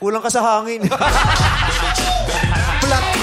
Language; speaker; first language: Filipino; native; Filipino